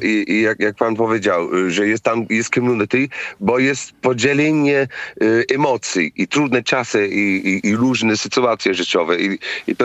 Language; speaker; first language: Polish; non-native, fluent; English